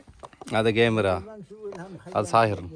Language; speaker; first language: Arabic; non-native, learner; Malayalam